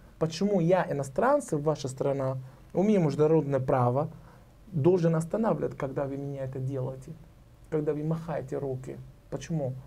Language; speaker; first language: Russian; non-native, learner; Arabic